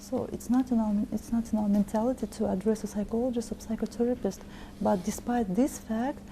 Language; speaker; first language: English; non-native, fluent; Kazakh